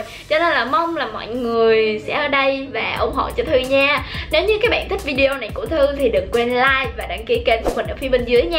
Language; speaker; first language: Vietnamese; native; Vietnamese